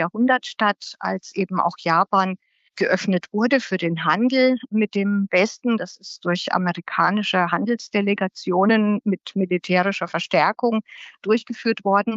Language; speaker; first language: German; native; German